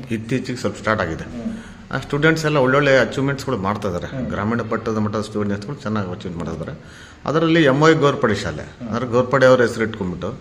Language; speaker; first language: Kannada; native; Kannada